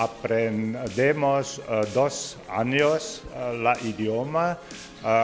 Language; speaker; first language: Spanish; non-native, learner; German